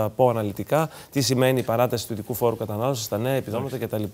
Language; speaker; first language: Greek; native; Greek